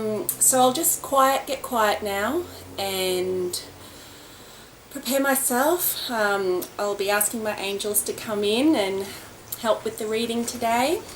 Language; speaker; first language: English; native; English